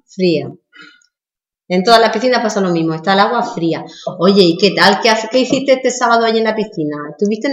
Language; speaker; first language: Spanish; native; Spanish